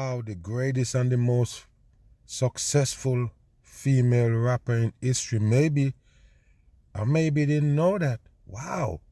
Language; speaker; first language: English; native; English